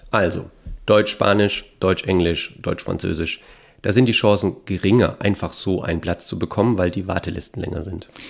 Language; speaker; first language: German; native; German